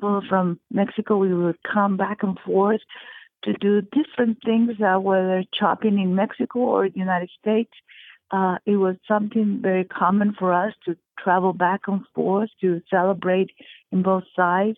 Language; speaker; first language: English; native; English